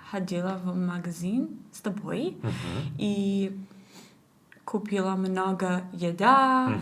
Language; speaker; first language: Russian; non-native, learner; English